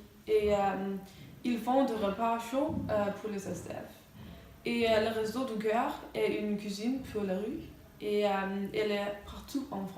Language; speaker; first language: French; non-native, learner; Danish